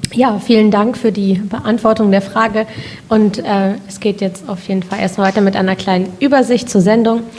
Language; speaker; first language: German; native; German